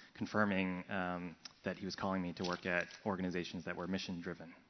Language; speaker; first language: English; non-native, local second language; Cantonese